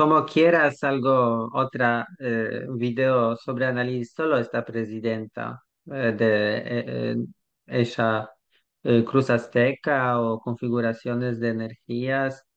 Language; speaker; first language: Spanish; non-native, learner; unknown